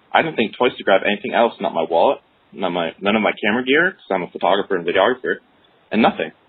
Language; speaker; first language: English; native; English